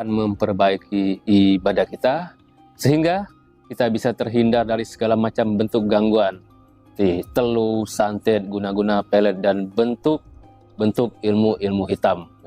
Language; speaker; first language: Indonesian; native; Indonesian